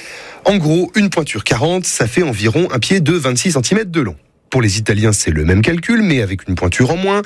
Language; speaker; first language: French; native; French